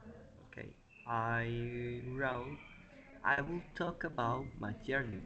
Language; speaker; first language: English; non-native, learner; Spanish